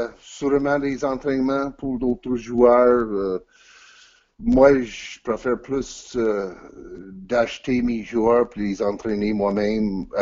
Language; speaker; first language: French; non-native, local second language; English